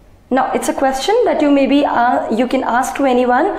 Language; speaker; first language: English; non-native, local second language; Hindi